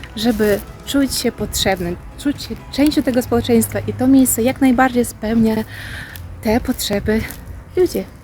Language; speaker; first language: Polish; non-native, fluent; Russian